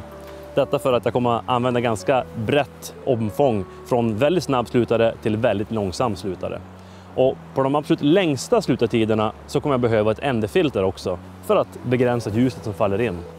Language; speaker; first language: Swedish; native; Swedish